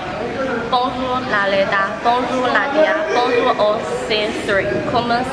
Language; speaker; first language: French; non-native, learner; Indonesian